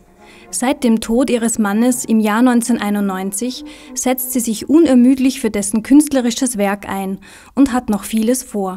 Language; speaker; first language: German; native; German